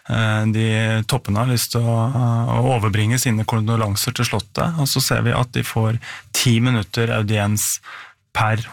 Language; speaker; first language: Norwegian; native; Norwegian